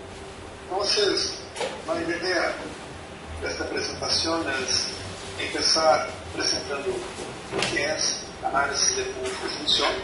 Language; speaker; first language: Spanish; non-native, fluent; Portuguese